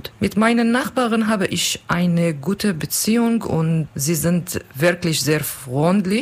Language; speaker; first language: German; non-native, learner; Kurdish